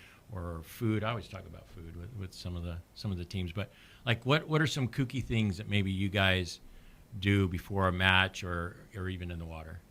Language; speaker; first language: English; native; English